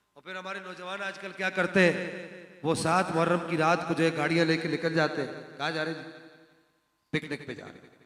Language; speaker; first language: Urdu; non-native, local second language; Punjabi